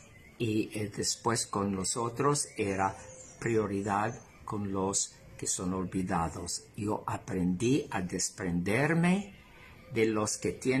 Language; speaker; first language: Spanish; non-native, fluent; English